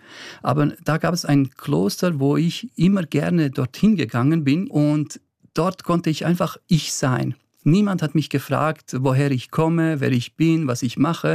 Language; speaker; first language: German; early bilingual, other home language; Bosnian